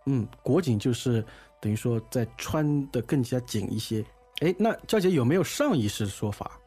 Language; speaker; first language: Chinese; native; Chinese